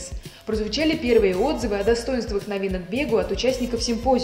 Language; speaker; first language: Russian; native; Russian